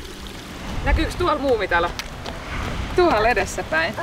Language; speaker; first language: Finnish; native; Finnish